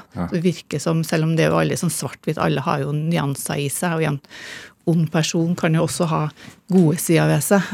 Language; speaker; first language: Norwegian; native; Norwegian